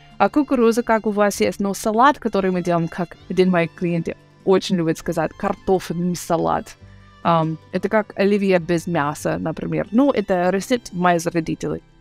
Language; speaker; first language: Russian; non-native, learner; English